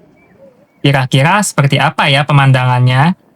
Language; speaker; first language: Indonesian; native; Indonesian